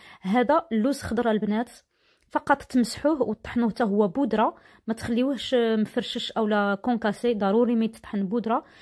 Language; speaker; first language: Arabic; native; Arabic